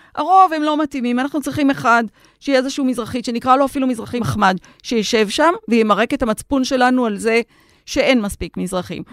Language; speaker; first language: Hebrew; native; Hebrew